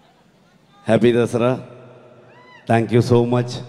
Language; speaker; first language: Telugu; non-native, learner; Kannada